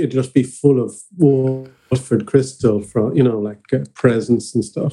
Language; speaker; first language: English; native; English